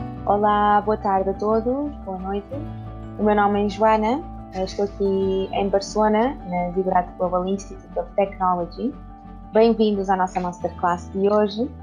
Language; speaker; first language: Portuguese; native; Portuguese